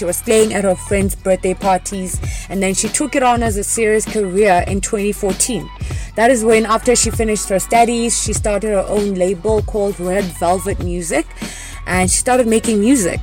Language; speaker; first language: English; non-native, local second language; Venda